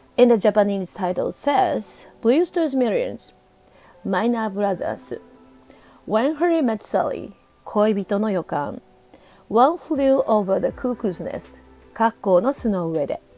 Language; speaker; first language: English; non-native, fluent; Japanese